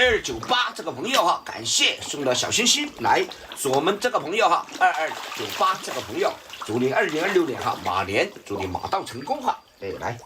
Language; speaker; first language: Chinese; native; Chinese